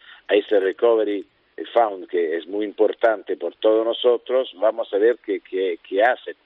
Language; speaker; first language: Spanish; non-native, fluent; Italian